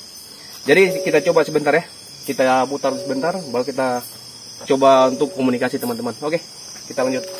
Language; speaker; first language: Indonesian; native; Indonesian